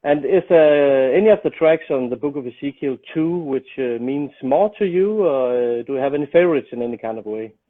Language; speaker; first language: English; non-native, fluent; Danish